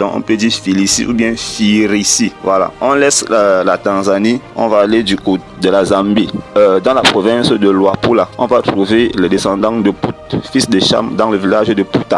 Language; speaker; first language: French; non-native, local second language; Kongo